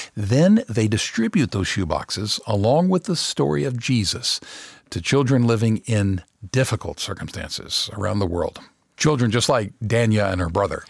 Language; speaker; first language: English; native; English